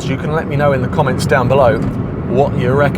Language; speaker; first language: English; native; English